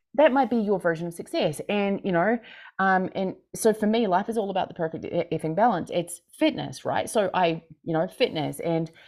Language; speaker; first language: English; native; English